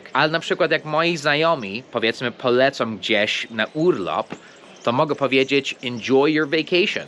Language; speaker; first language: Polish; early bilingual, heritage; Polish